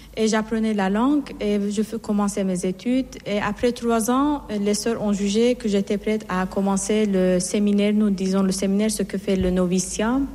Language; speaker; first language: French; non-native, learner; Persian